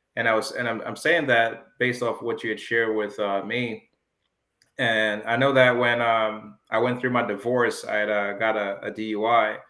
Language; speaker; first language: English; early bilingual, other home language; Jamaican Creole English